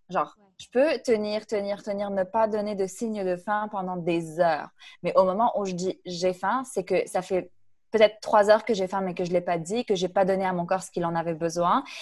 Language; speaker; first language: French; non-native, local second language; Arabic